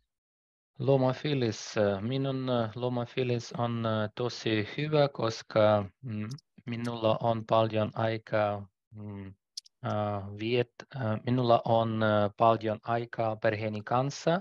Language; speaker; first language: Finnish; non-native, learner; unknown